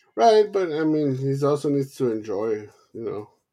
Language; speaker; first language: English; early bilingual, other home language; Spanish